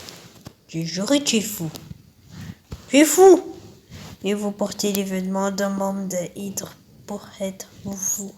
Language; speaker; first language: French; native; French